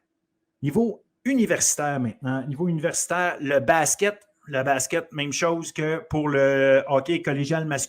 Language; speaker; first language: French; native; French